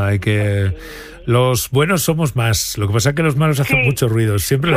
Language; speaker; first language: Spanish; native; Spanish